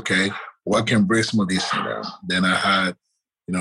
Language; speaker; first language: English; non-native, local second language; Akan